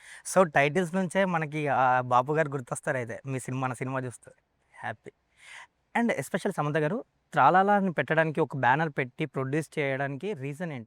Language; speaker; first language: Telugu; native; Telugu